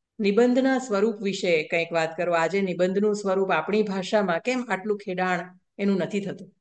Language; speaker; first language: Gujarati; native; Gujarati